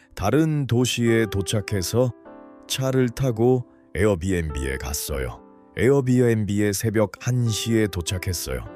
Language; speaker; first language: Korean; non-native, learner; Uzbek